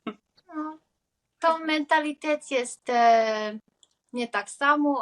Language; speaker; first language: Polish; non-native, learner; Hungarian